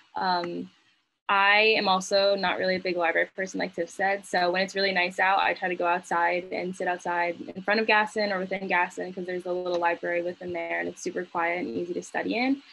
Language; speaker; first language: English; native; English